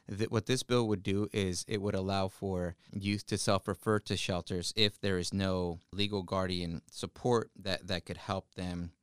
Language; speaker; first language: English; early bilingual, other home language; Spanish